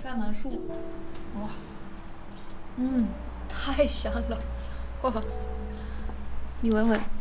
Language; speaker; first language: Chinese; early bilingual, heritage; Chinese